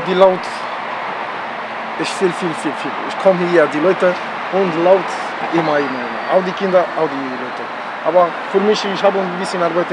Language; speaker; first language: German; non-native, learner; Romanian